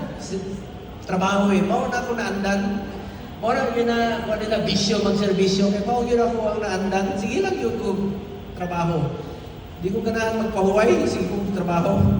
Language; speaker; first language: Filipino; non-native, local second language; Cebuano